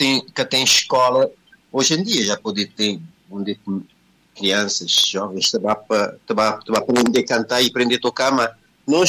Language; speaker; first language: Portuguese; non-native, local second language; Kabuverdianu